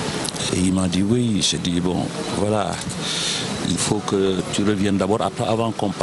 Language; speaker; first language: French; non-native, local second language; Wolof